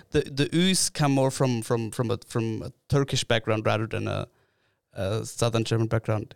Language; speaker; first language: English; non-native, fluent; German